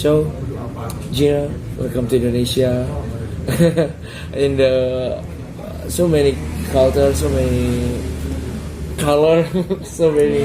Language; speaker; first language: English; non-native, learner; Indonesian